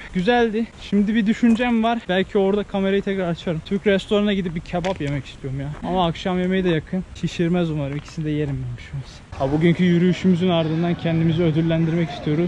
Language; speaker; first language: Turkish; native; Turkish